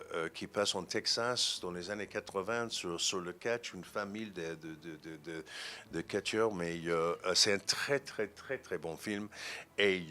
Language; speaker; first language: French; non-native, fluent; English